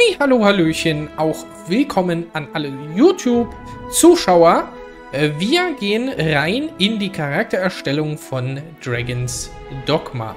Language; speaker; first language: German; native; German